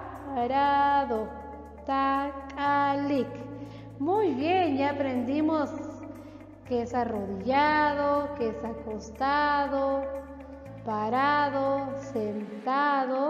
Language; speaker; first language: Spanish; non-native, local second language; Kaqchikel